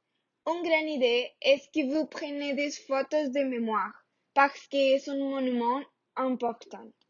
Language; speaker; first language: French; non-native, learner; Spanish